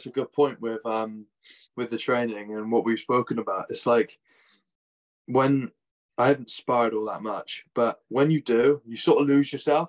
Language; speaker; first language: English; native; English